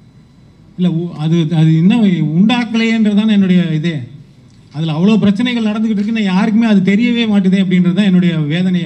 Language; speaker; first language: Tamil; native; Tamil